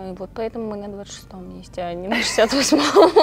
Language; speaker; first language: Russian; native; Russian